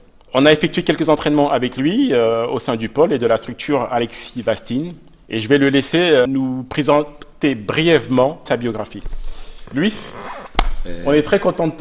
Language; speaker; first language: French; native; French